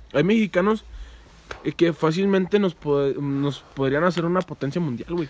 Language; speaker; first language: Spanish; early bilingual, heritage; Spanish